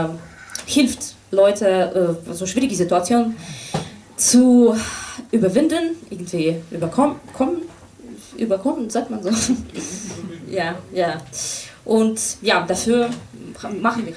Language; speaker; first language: German; non-native, fluent; Russian